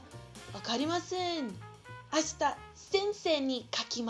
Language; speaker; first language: Japanese; non-native, learner; Portuguese